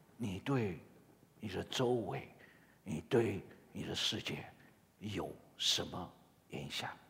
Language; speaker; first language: Chinese; native; Chinese